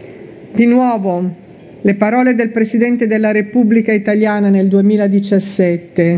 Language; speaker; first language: Italian; native; Italian